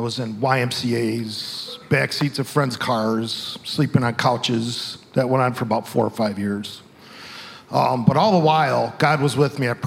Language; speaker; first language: English; native; English